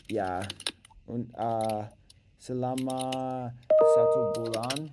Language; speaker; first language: Indonesian; non-native, learner; English